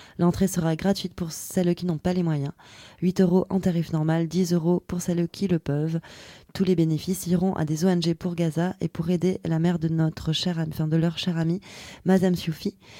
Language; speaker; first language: French; native; French